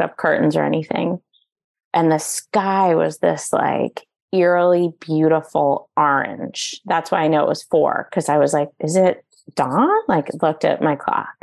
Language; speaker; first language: English; native; English